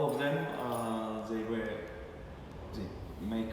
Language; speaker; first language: English; non-native, learner; Russian